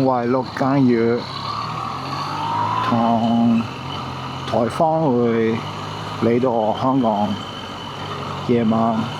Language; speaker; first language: Cantonese; non-native, learner; Japanese